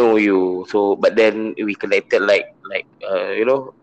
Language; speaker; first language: English; non-native, local second language; Malay